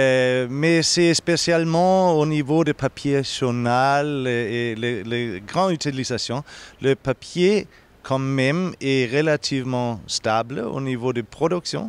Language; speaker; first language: French; non-native, fluent; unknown